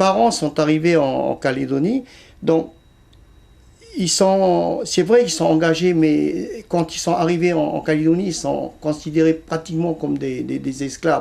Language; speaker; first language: French; early bilingual, other home language; Vietnamese